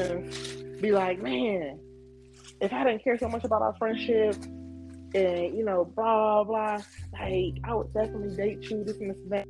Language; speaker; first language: English; native; English